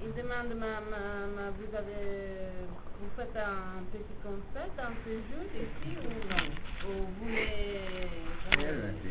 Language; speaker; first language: French; non-native, fluent; Italian